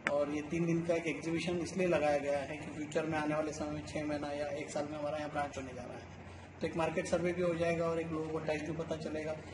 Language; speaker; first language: Hindi; native; Hindi